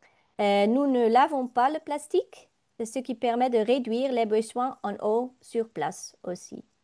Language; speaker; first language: French; non-native, learner; Dutch